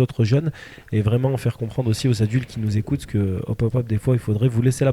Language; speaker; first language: French; native; French